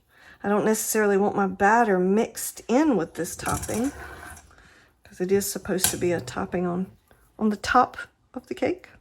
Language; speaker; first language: English; native; English